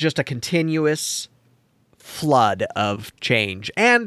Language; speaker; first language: English; native; English